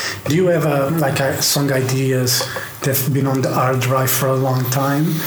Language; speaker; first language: English; non-native, fluent; Portuguese